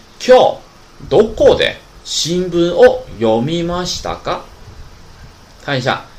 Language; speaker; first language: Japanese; non-native, fluent; Chinese